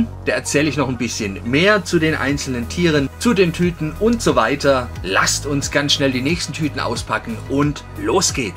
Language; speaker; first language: German; native; German